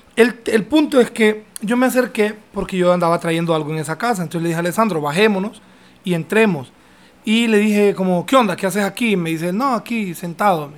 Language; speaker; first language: Spanish; native; Spanish